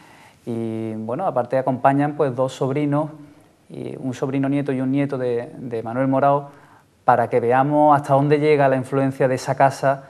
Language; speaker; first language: Spanish; native; Spanish